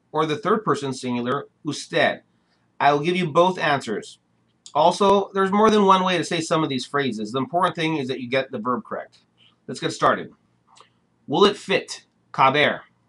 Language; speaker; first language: English; native; English